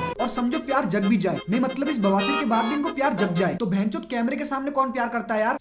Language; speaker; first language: Hindi; native; Hindi